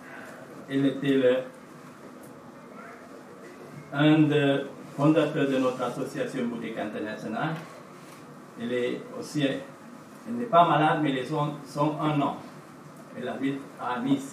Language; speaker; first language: French; non-native, fluent; Sinhala